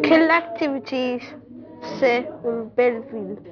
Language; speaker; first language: French; non-native, learner; English